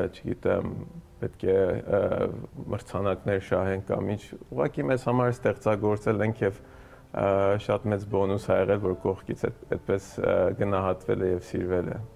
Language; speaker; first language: Armenian; early bilingual, heritage; Armenian